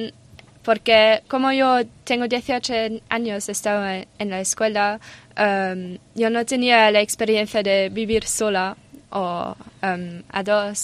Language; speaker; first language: Spanish; non-native, learner; German